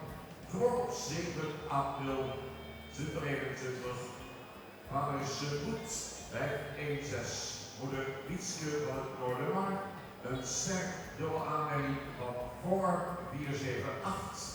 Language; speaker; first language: Dutch; native; Dutch